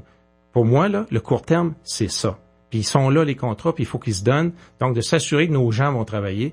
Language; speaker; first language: French; native; French